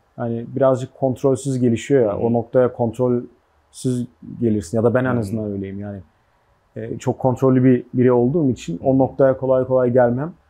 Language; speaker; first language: Turkish; early bilingual, heritage; Turkish